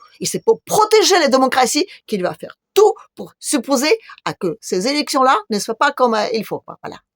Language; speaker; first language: French; non-native, fluent; Russian